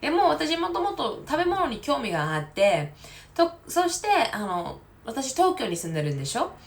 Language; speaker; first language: Japanese; non-native, fluent; English